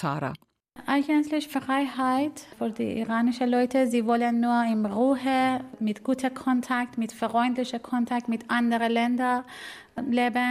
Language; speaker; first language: German; non-native, fluent; Persian